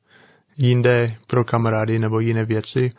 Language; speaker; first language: Czech; non-native, fluent; English